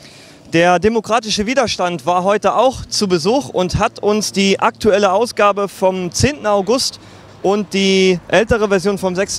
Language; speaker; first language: German; native; German